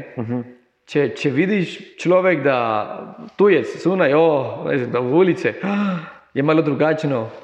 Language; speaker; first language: Slovenian; non-native, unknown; Spanish